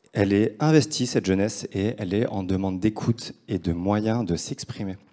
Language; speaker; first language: French; native; French